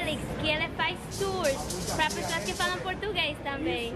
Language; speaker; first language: Portuguese; non-native, fluent; Spanish